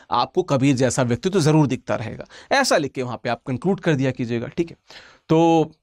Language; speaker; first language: Hindi; native; Hindi